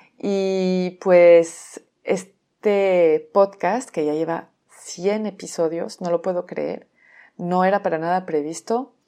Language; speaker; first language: Spanish; non-native, fluent; French